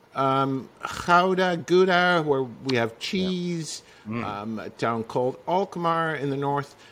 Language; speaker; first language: English; non-native, fluent; Dutch